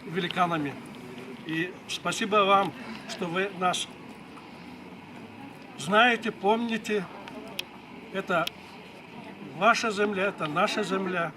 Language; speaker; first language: Russian; non-native, local second language; Karachay-Balkar